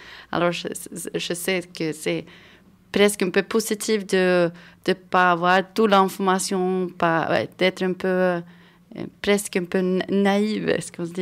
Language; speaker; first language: French; non-native, fluent; Swedish